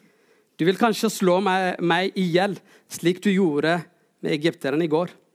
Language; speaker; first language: Norwegian; non-native, fluent; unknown